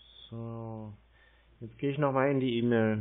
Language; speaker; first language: German; native; German